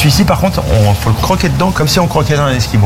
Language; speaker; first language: French; native; French